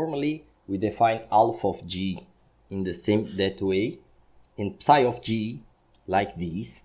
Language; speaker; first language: English; non-native, fluent; Portuguese